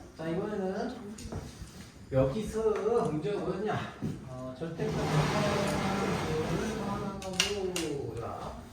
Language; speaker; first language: Korean; native; Korean